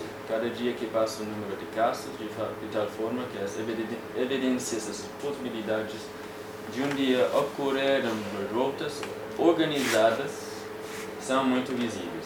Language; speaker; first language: Portuguese; non-native, fluent; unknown